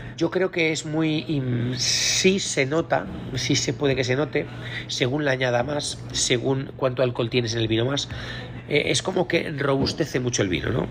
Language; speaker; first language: Spanish; native; Spanish